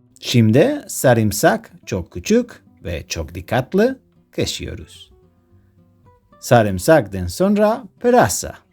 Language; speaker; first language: Turkish; non-native, learner; Spanish